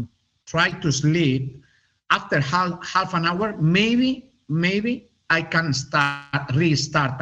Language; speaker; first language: English; non-native, learner; Spanish